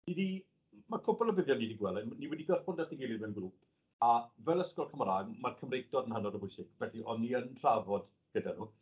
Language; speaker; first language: Welsh; native; Welsh